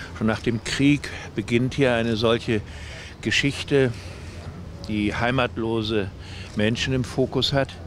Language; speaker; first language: German; native; German